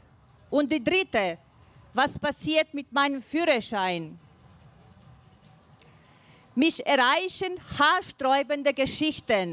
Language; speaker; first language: German; non-native, fluent; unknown